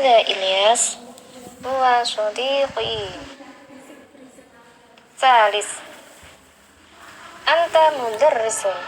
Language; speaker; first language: Arabic; non-native, learner; Indonesian